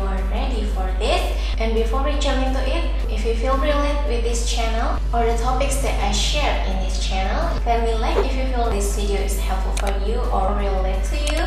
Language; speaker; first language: English; non-native, fluent; Indonesian